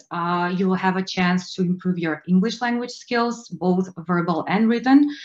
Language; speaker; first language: English; non-native, fluent; Macedonian